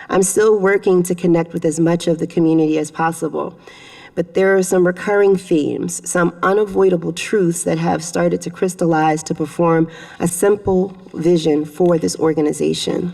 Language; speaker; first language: English; native; English